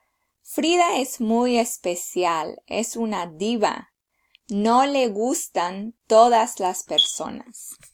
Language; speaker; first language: Spanish; early bilingual, heritage; Spanish